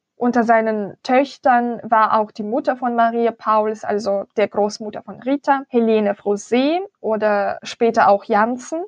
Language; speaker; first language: German; non-native, fluent; Russian